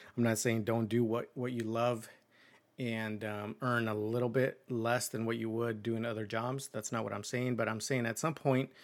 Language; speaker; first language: English; early bilingual, other home language; Spanish